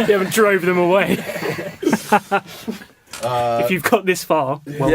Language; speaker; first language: English; native; English